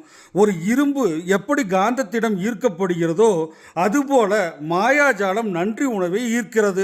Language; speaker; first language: Tamil; native; Tamil